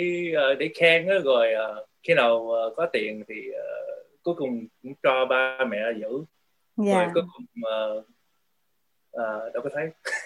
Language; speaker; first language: Vietnamese; early bilingual, heritage; Vietnamese